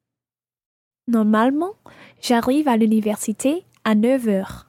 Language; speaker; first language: French; non-native, learner; English